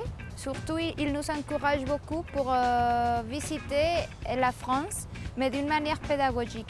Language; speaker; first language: French; non-native, fluent; Spanish